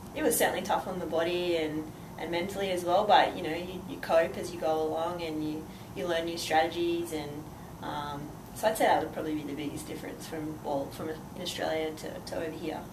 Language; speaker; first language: English; native; English